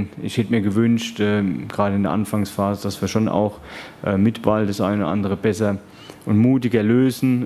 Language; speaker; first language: German; native; German